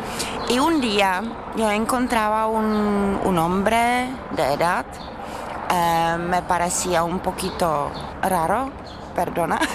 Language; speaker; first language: Spanish; non-native, fluent; Czech